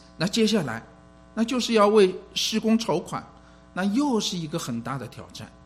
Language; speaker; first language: Chinese; native; Chinese